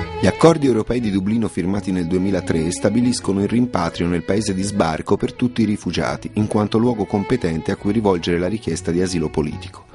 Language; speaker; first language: Italian; native; Italian